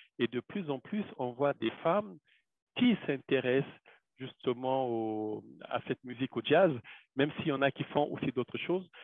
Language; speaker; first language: French; non-native, local second language; Wolof